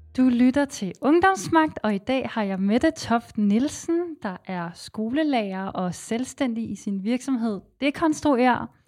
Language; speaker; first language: Danish; native; Danish